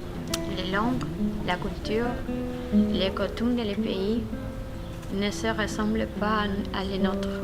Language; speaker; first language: French; non-native, learner; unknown